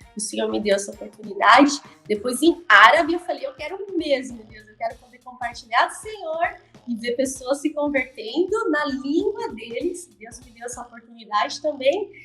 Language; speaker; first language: Portuguese; native; Portuguese